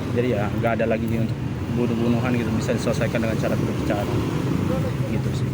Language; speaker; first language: Indonesian; non-native, local second language; Madurese